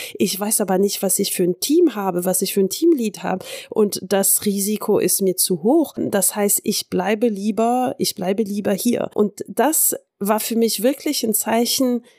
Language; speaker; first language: German; early bilingual, heritage; French